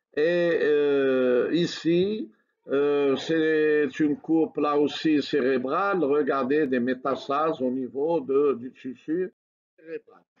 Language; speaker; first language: French; non-native, local second language; Arabic